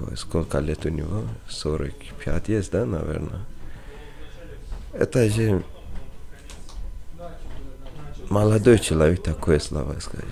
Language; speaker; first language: Russian; non-native, learner; Persian